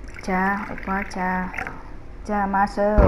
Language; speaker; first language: Korean; non-native, learner; Vietnamese